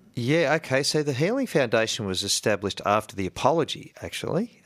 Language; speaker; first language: English; native; English